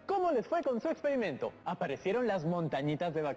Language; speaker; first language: Spanish; native; Spanish